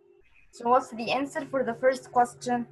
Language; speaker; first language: English; non-native, fluent; Arabic